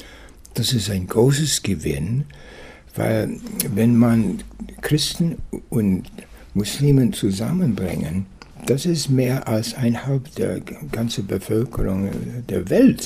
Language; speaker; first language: German; non-native, fluent; English